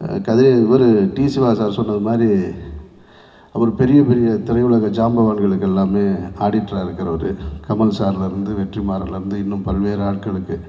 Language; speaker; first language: Tamil; native; Tamil